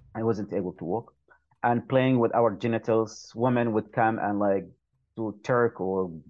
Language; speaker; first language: English; non-native, fluent; Arabic